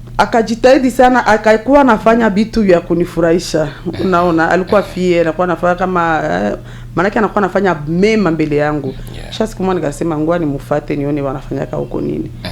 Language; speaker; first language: Swahili; native; Swahili